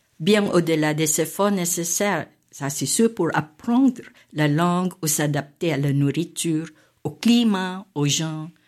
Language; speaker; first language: French; non-native, fluent; Filipino